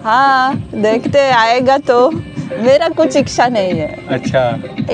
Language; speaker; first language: Hindi; non-native, learner; Hebrew